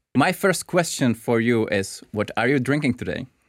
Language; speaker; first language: English; non-native, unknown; Czech